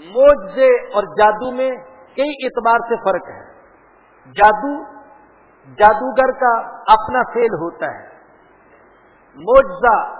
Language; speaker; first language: Urdu; non-native, local second language; Punjabi